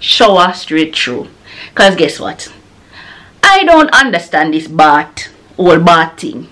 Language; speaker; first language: English; non-native, local second language; Jamaican Creole English